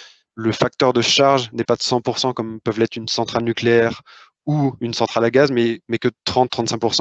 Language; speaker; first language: French; native; French